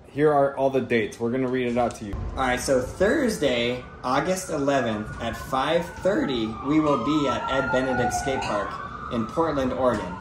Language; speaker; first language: English; native; English